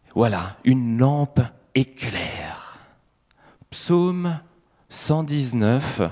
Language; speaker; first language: French; native; French